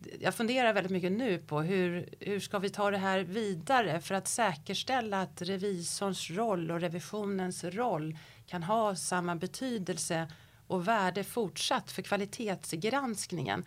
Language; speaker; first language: Swedish; native; Swedish